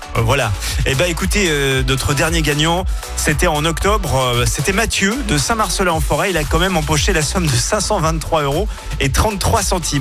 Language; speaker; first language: French; native; French